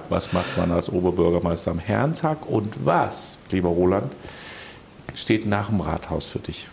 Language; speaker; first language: German; non-native, fluent; Danish